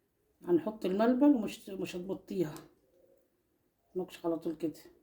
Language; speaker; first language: Arabic; native; Arabic